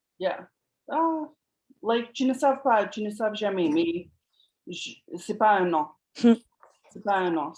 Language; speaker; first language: French; non-native, fluent; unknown